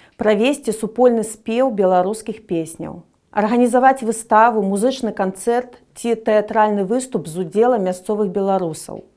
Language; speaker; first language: Belarusian; non-native, local second language; Russian